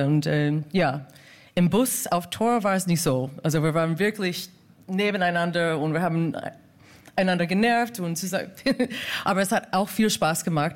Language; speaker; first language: German; non-native, fluent; English